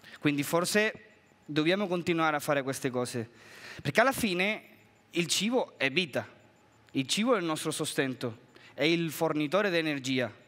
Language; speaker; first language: Italian; non-native, fluent; Spanish